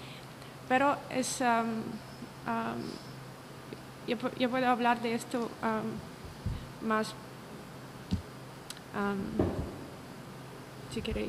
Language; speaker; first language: Spanish; non-native, learner; Russian